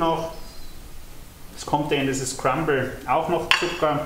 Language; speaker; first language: German; native; German